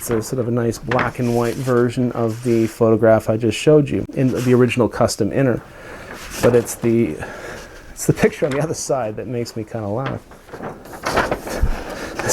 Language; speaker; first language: English; native; English